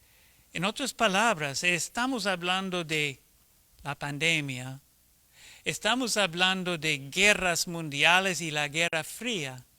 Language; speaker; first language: Spanish; non-native, fluent; English